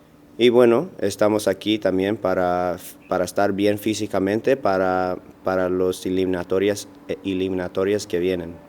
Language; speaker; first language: Spanish; early bilingual, heritage; Spanish